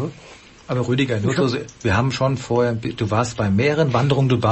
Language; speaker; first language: German; native; German